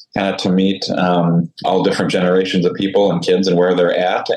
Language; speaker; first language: English; native; English